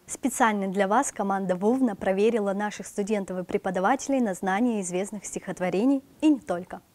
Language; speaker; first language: Russian; native; Russian